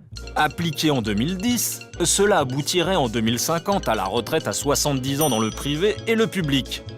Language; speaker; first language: French; native; French